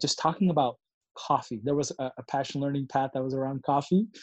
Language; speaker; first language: English; early bilingual, other home language; Spanish